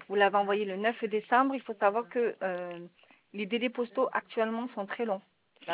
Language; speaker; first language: French; native; French